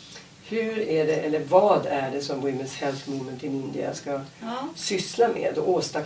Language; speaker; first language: Swedish; native; Swedish